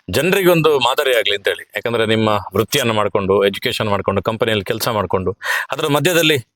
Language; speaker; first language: Kannada; non-native, local second language; Tulu